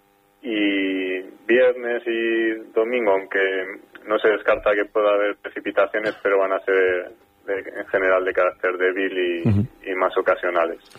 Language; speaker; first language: Spanish; native; Spanish